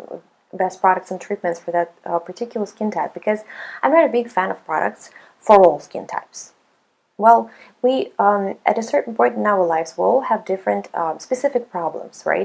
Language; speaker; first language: English; non-native, fluent; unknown